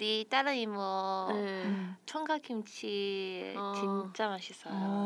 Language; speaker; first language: Korean; early bilingual, heritage; Korean